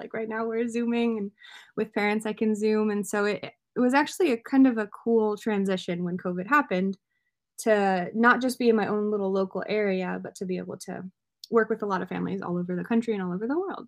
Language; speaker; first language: English; native; English